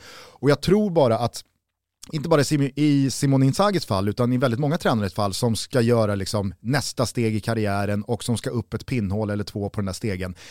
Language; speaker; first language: Swedish; native; Swedish